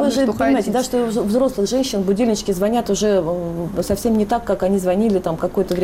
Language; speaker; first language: Russian; native; Russian